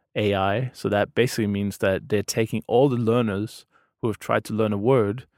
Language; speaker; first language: English; non-native, fluent; Danish